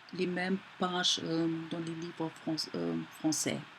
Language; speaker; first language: French; non-native, fluent; German